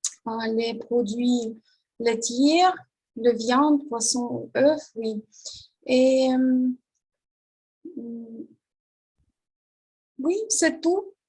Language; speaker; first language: French; non-native, learner; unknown